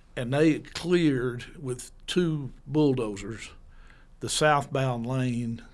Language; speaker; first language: English; native; English